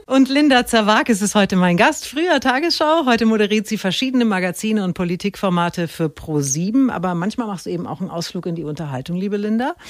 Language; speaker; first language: German; native; German